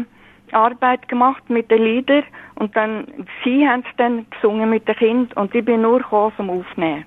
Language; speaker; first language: German; non-native, fluent; Norwegian